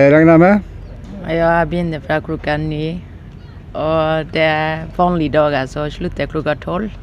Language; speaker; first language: Norwegian; non-native, learner; Burmese